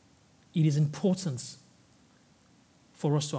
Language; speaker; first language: English; non-native, local second language; Yoruba